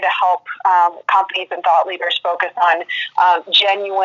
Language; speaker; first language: English; native; English